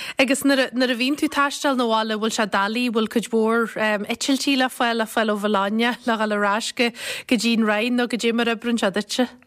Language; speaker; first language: Irish; native; Irish